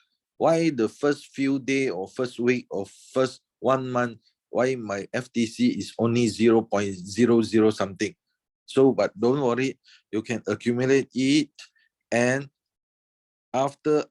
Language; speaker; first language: English; non-native, fluent; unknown